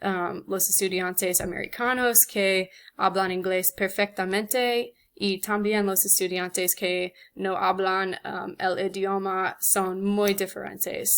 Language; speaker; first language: Spanish; non-native, learner; English